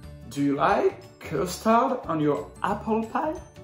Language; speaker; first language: English; non-native, fluent; French